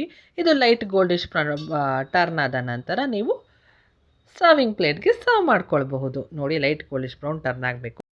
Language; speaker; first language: Kannada; native; Kannada